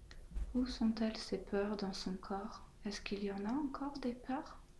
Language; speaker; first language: French; native; French